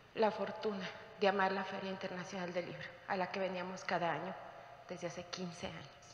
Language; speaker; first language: Spanish; native; Spanish